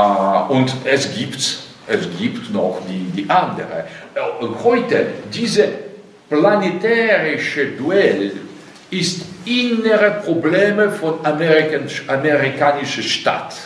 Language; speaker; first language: German; non-native, learner; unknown